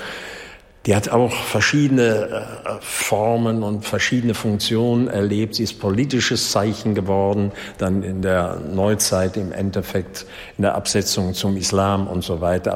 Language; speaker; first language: German; native; German